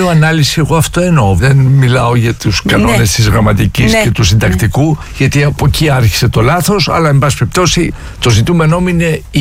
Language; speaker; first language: Greek; native; Greek